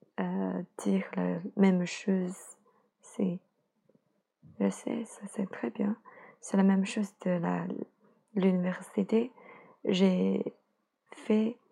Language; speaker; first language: French; non-native, learner; Chinese